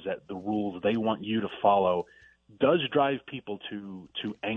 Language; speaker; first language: English; native; English